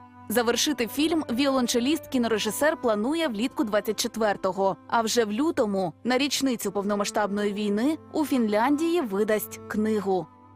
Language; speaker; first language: Ukrainian; native; Ukrainian